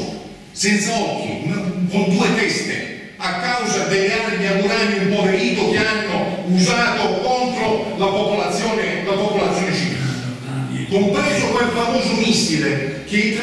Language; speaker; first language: Italian; native; Italian